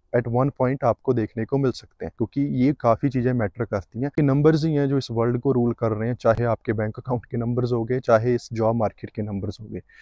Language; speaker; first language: Hindi; non-native, local second language; Punjabi